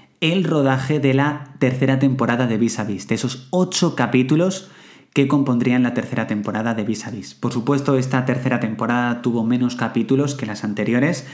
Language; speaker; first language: Spanish; native; Spanish